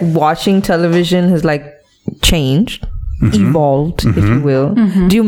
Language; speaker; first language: English; non-native, local second language; Tamil